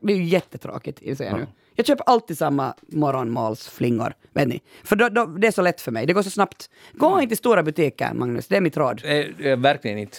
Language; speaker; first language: Swedish; native; Swedish